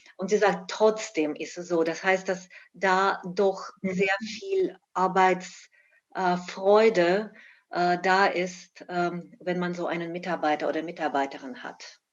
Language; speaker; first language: German; non-native, fluent; Russian